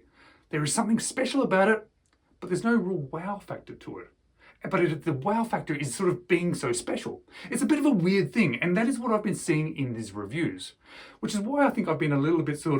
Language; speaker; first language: English; native; English